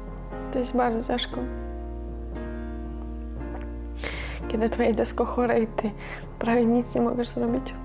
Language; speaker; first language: Polish; non-native, learner; Ukrainian